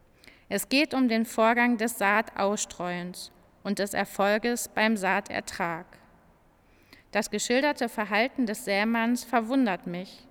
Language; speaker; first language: German; native; German